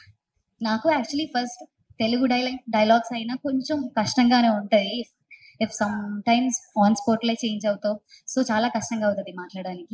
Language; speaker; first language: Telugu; non-native, learner; Malayalam